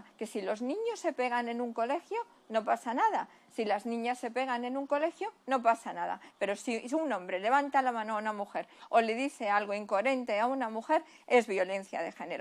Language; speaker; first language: Spanish; native; Spanish